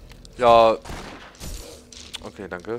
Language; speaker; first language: German; native; German